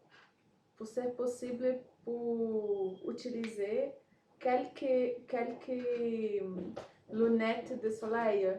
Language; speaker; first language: French; non-native, learner; Portuguese